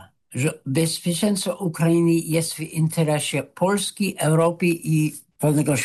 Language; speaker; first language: Polish; non-native, fluent; English